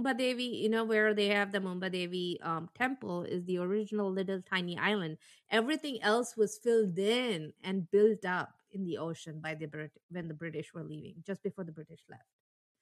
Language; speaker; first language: English; non-native, local second language; Tamil